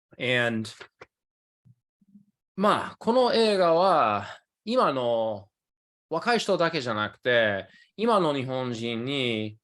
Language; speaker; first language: Japanese; early bilingual, other home language; English